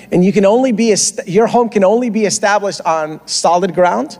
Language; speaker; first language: English; early bilingual, other home language; Spanish